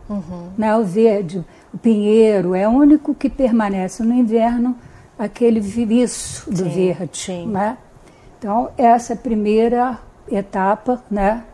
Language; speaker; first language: Portuguese; early bilingual, other home language; Hungarian